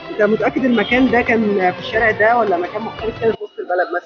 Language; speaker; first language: Arabic; native; Arabic